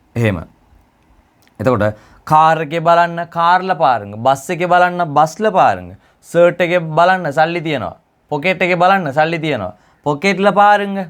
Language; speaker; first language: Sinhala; non-native, local second language; Tamil